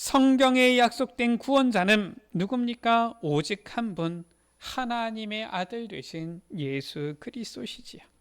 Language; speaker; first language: Korean; native; Korean